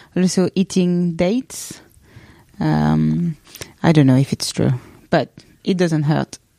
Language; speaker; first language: English; non-native, fluent; French